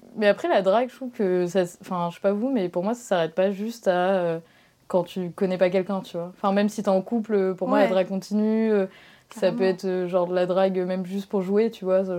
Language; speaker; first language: French; native; French